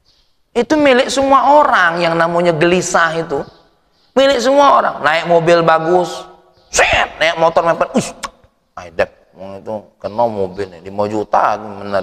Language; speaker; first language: Indonesian; native; Indonesian